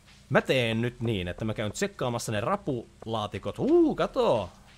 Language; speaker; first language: Finnish; native; Finnish